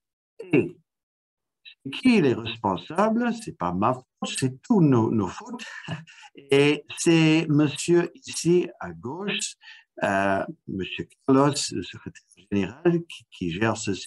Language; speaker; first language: French; non-native, fluent; English